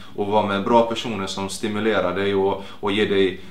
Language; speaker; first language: Swedish; native; Swedish